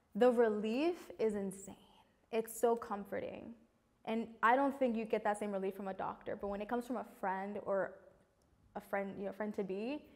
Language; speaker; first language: English; native; English